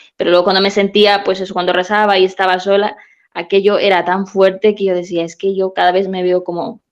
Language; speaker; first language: Spanish; native; Spanish